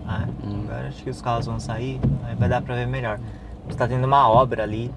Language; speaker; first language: Portuguese; native; Portuguese